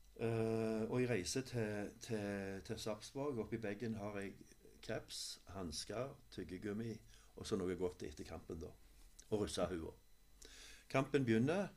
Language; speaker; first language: Norwegian; native; Norwegian